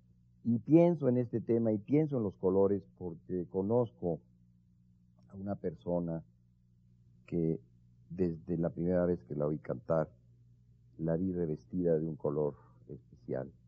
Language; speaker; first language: Spanish; native; Spanish